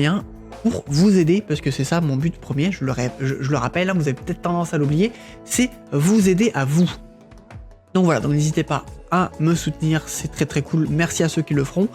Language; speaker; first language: French; native; French